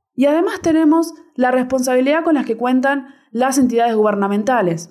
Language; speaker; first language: Spanish; native; Spanish